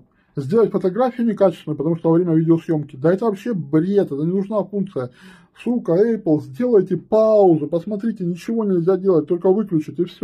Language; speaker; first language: Russian; native; Russian